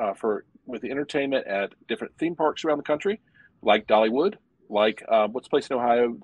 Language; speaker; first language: English; native; English